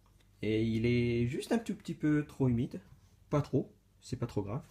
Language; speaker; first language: French; native; French